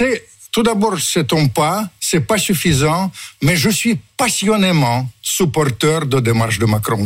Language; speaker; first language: French; non-native, fluent; Russian